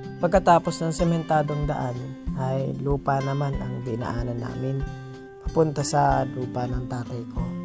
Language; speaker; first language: Filipino; native; Filipino